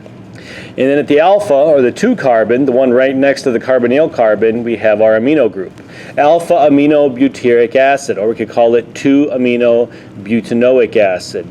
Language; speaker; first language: English; native; English